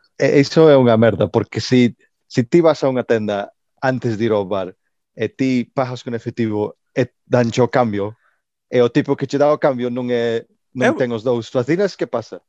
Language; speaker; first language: Galician; native; Galician